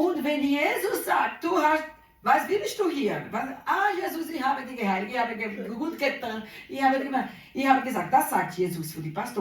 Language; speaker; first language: German; non-native, learner; Portuguese